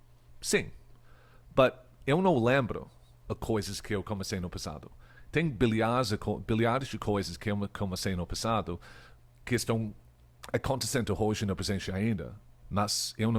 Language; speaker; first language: Portuguese; non-native, fluent; English